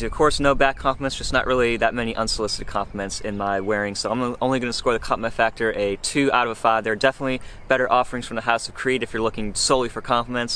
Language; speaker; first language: English; native; English